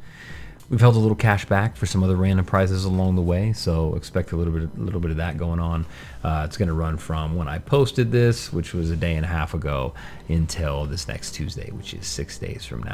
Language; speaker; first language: English; native; English